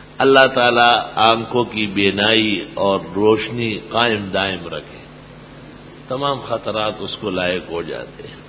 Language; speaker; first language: Urdu; non-native, local second language; Pashto